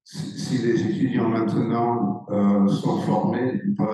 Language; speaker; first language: French; non-native, fluent; English